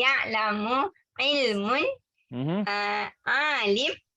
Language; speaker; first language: Arabic; non-native, learner; Malay